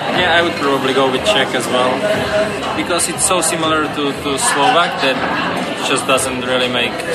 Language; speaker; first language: English; non-native, fluent; Slovak